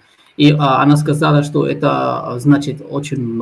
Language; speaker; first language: Russian; non-native, fluent; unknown